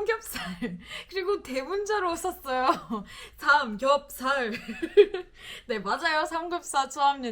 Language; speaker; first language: Korean; non-native, fluent; English